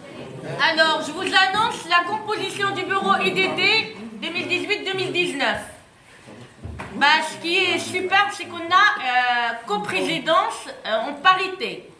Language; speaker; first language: French; native; French